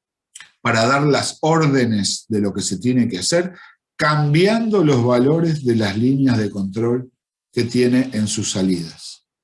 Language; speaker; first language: Spanish; native; Spanish